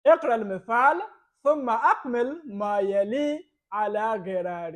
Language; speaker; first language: Arabic; non-native, fluent; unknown